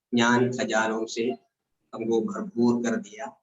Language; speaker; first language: Hindi; non-native, local second language; Malayalam